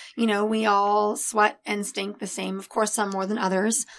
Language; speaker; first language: English; native; English